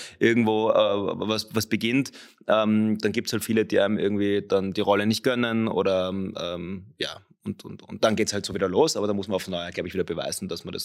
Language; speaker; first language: German; native; German